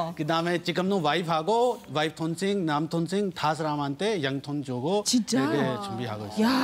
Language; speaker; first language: Korean; non-native, learner; Urdu